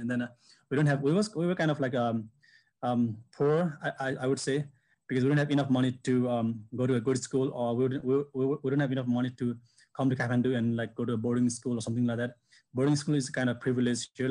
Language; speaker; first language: English; non-native, local second language; Sherpa